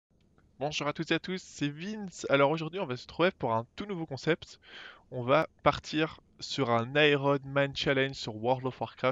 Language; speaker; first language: French; native; French